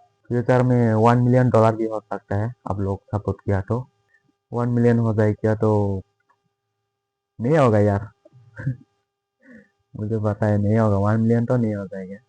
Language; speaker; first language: Hindi; non-native, local second language; Kok Borok